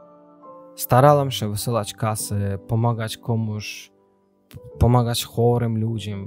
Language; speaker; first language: Polish; non-native, learner; Azerbaijani